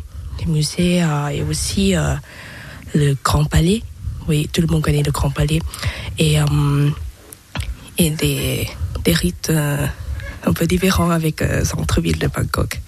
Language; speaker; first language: French; non-native, learner; Thai